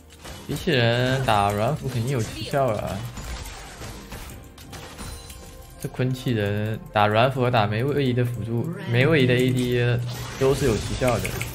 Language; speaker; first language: Chinese; native; Chinese